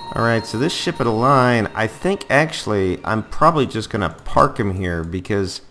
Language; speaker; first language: English; native; English